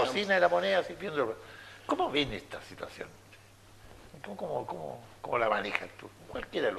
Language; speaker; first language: Spanish; native; Spanish